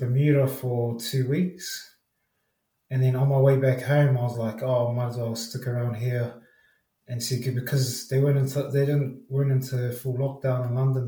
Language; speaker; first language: English; native; English